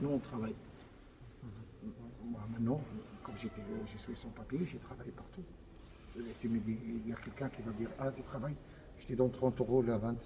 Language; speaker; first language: French; non-native, fluent; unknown